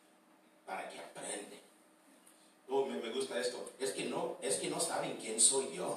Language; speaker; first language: Spanish; early bilingual, heritage; Spanish